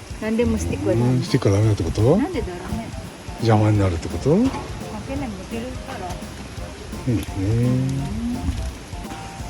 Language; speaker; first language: Japanese; non-native, learner; Filipino